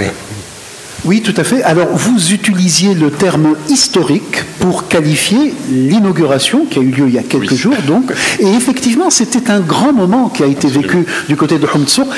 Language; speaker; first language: French; non-native, local second language; Arabic